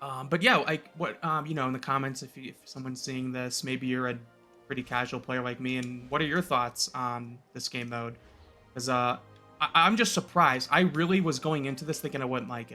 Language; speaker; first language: English; native; English